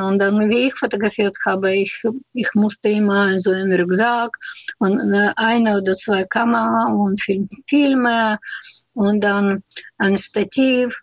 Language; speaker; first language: German; non-native, fluent; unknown